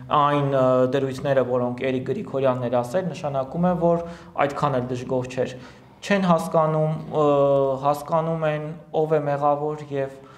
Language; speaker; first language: Armenian; native; Armenian